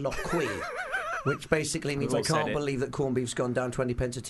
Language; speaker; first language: English; native; English